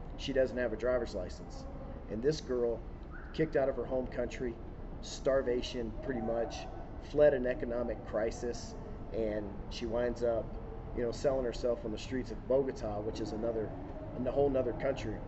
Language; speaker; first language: English; native; English